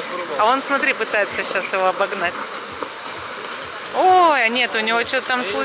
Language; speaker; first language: Russian; native; Russian